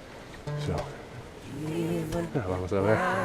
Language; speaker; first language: Spanish; non-native, learner; English